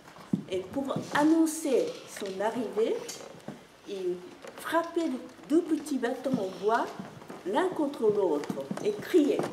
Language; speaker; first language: French; non-native, fluent; Japanese